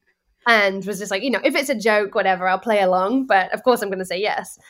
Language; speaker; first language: English; native; English